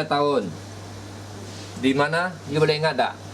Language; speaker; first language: Malay; native; Malay